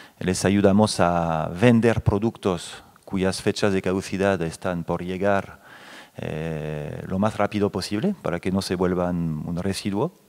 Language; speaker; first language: Spanish; non-native, fluent; French